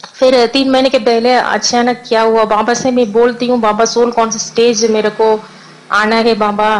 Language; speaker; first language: Hindi; non-native, local second language; Tamil